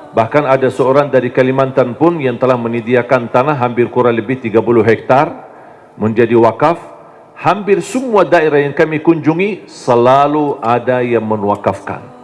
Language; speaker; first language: Indonesian; non-native, fluent; Arabic